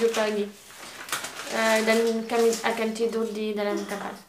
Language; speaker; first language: Indonesian; non-native, learner; French